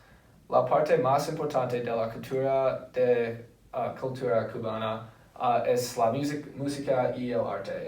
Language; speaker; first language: Spanish; non-native, learner; English